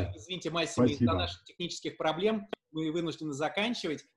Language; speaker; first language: Russian; native; Russian